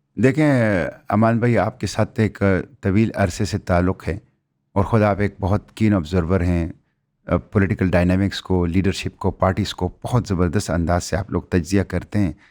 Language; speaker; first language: Urdu; non-native, local second language; Pashto